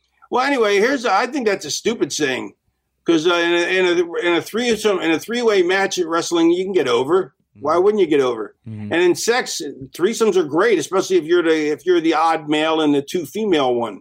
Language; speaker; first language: English; native; English